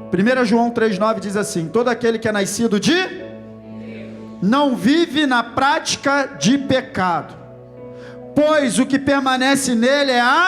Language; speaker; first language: Portuguese; native; Portuguese